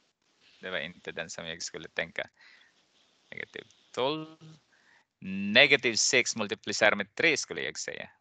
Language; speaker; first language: Swedish; non-native, fluent; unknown